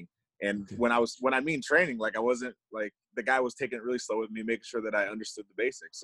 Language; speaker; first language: English; native; English